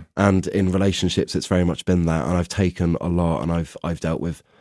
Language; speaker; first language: English; native; English